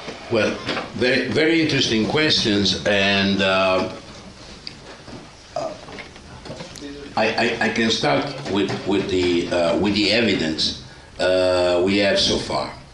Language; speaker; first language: English; non-native, fluent; Italian